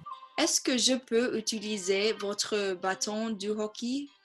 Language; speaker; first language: French; non-native, learner; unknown